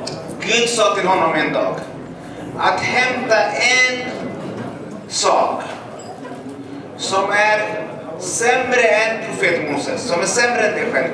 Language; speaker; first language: Swedish; early bilingual, other home language; Arabic